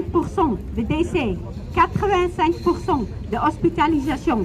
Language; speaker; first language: French; non-native, learner; Dutch